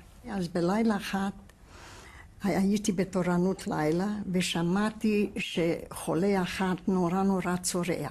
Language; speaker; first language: Hebrew; non-native, fluent; Hungarian